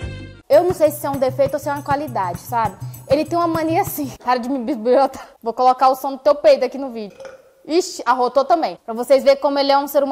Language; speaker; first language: Portuguese; native; Portuguese